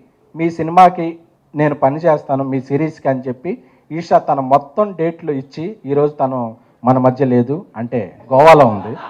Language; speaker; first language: Telugu; native; Telugu